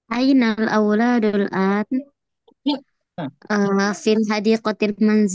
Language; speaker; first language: Arabic; non-native, learner; Indonesian